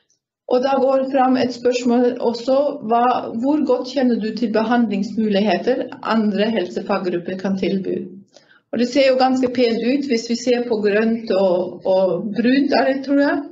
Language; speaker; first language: Norwegian; non-native, fluent; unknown